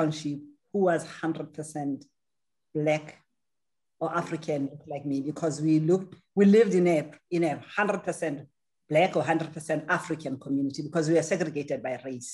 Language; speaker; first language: English; non-native, local second language; Tswana